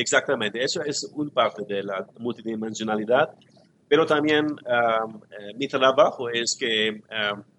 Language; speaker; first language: Spanish; non-native, learner; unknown